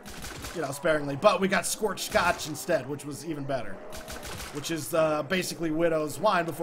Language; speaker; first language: English; native; English